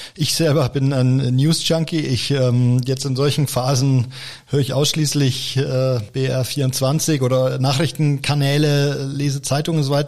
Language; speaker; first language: German; native; German